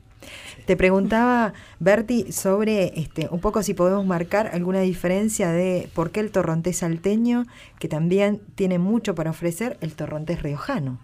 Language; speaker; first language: Spanish; native; Spanish